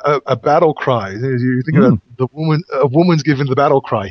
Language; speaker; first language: English; non-native, fluent; Hebrew